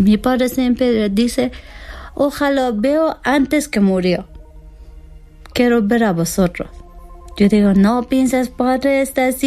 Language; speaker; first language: Spanish; non-native, learner; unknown